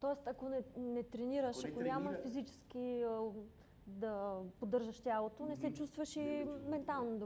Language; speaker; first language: Bulgarian; native; Bulgarian